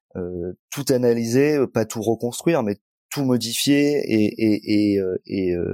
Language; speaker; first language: French; native; French